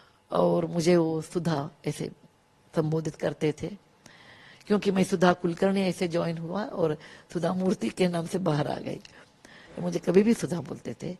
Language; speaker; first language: Hindi; non-native, local second language; Kannada